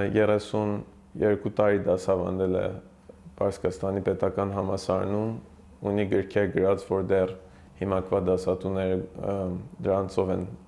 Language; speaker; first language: Armenian; early bilingual, heritage; Armenian